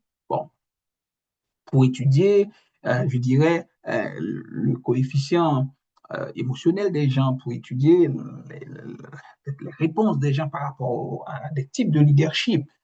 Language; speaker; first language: French; non-native, local second language; Haitian Creole